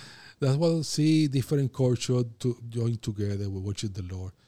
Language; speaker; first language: English; non-native, fluent; Spanish